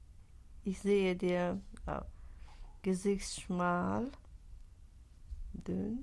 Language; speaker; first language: German; non-native, learner; Russian